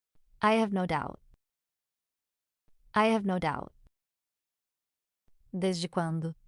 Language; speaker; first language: English; non-native, fluent; Portuguese